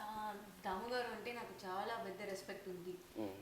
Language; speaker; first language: Telugu; non-native, learner; Tamil